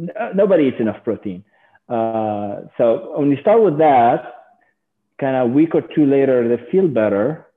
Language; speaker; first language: English; non-native, fluent; Arabic